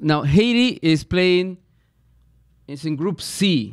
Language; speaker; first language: English; non-native, fluent; Spanish